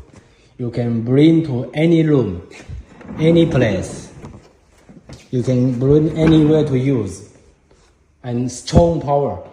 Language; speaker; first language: English; non-native, learner; Chinese